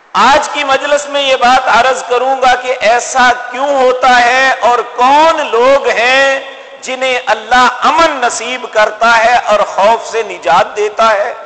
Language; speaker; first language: Urdu; non-native, local second language; Punjabi